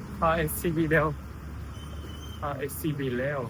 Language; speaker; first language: Thai; non-native, learner; Japanese